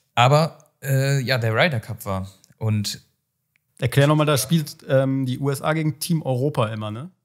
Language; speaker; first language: German; native; German